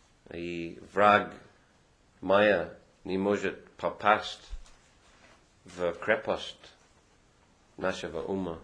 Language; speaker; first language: Russian; non-native, fluent; English